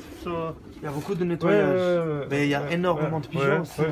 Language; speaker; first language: French; native; French